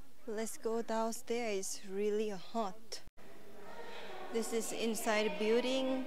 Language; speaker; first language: English; non-native, learner; Thai